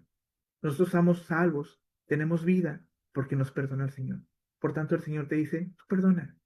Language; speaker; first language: Spanish; native; Spanish